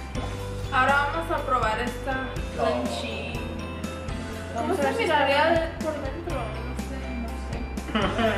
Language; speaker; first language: Spanish; early bilingual, other home language; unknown